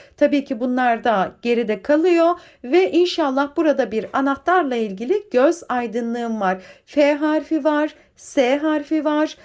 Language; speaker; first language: Turkish; native; Turkish